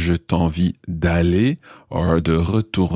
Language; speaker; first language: French; non-native, fluent; English